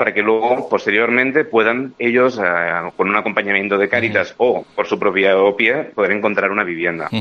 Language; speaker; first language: Spanish; native; Spanish